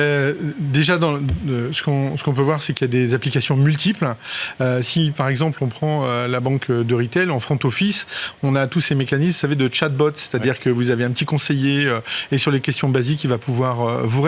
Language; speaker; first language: French; native; French